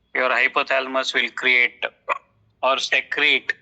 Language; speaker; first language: English; non-native, local second language; Kannada